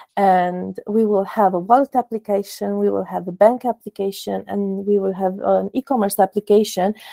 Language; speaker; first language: English; non-native, fluent; Romanian